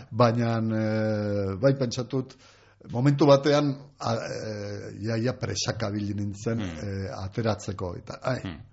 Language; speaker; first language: Basque; non-native, local second language; Spanish